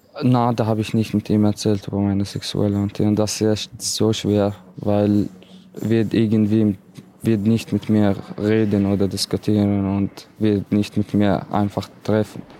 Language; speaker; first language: German; non-native, learner; Arabic